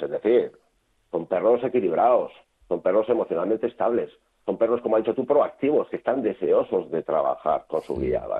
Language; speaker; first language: Spanish; native; Spanish